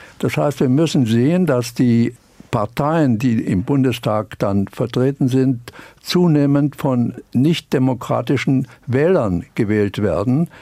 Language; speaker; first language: German; native; German